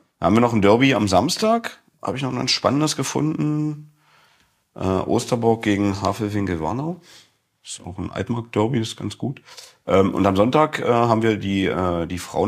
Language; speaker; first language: German; native; German